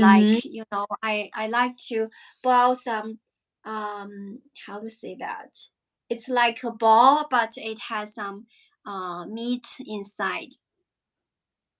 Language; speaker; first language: English; non-native, fluent; Chinese